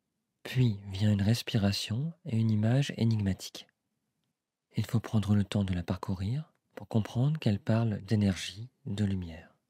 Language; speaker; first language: French; native; French